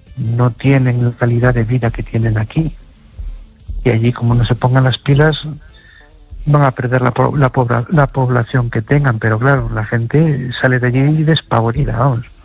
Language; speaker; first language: Spanish; native; Spanish